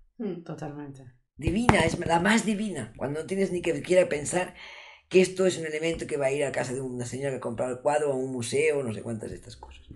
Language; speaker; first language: Spanish; non-native, local second language; Catalan